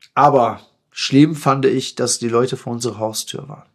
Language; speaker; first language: German; non-native, fluent; Persian